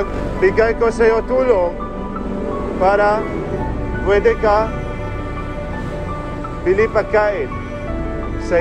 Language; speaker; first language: Filipino; non-native, learner; Arabic